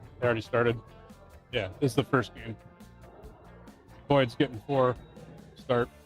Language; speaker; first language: English; native; English